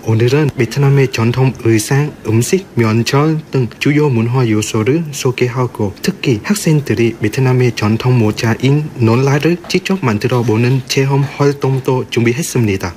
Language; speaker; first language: Korean; non-native, fluent; Vietnamese